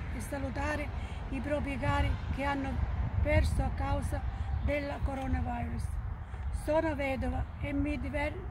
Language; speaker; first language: Italian; native; Italian